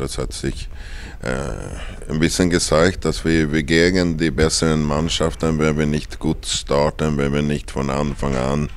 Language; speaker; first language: German; non-native, fluent; Swedish